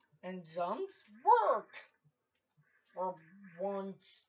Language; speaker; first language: English; native; English